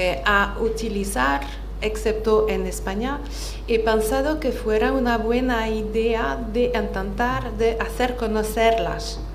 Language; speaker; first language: Spanish; non-native, fluent; French